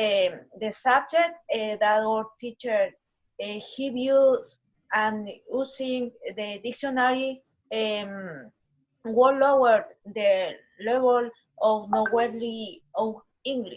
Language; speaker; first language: English; non-native, learner; Spanish